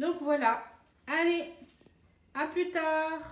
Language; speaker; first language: French; native; French